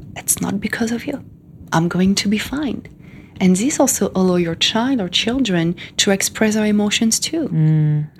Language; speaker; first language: English; non-native, fluent; French